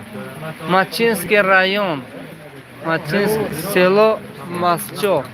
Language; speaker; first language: Russian; non-native, learner; Tajik